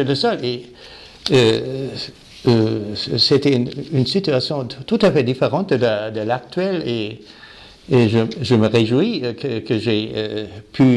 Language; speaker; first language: French; non-native, fluent; German